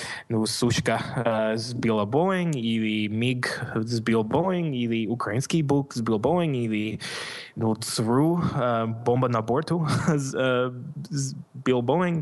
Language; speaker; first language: Russian; non-native, learner; English